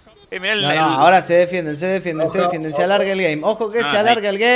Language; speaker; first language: Spanish; native; Spanish